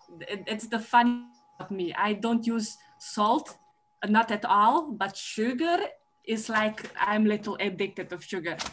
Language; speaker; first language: English; non-native, learner; Dutch